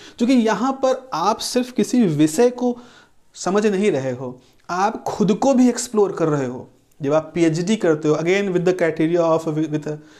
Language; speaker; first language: Hindi; native; Hindi